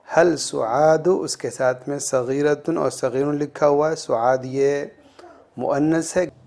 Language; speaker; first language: Urdu; native; Urdu